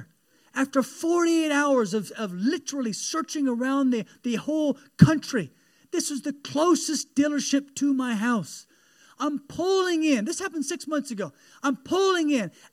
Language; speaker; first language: English; native; English